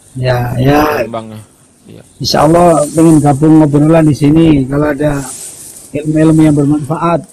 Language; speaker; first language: Indonesian; native; Indonesian